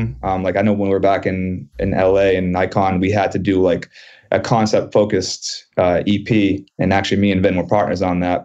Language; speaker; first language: English; native; English